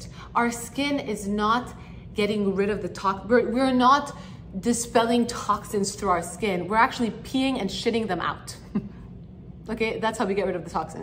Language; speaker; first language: English; native; English